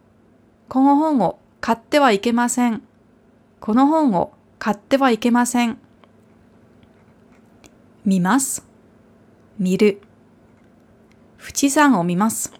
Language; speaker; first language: Japanese; non-native, fluent; German